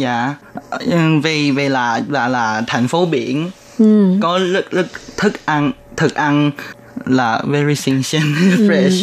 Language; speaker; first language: Vietnamese; non-native, learner; Chinese